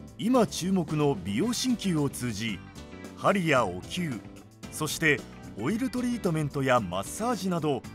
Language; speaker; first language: Japanese; native; Japanese